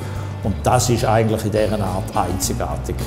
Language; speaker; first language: German; native; German